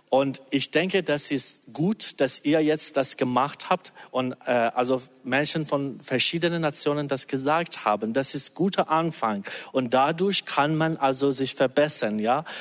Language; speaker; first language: German; non-native, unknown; Persian